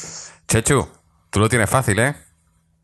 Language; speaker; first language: Spanish; native; Spanish